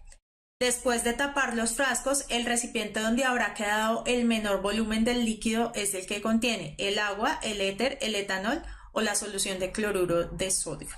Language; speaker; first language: Spanish; native; Spanish